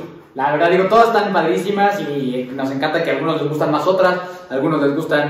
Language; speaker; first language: Spanish; native; Spanish